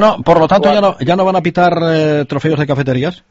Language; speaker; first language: Spanish; native; Spanish